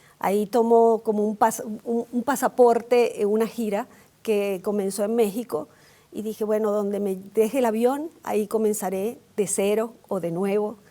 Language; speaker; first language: Spanish; native; Spanish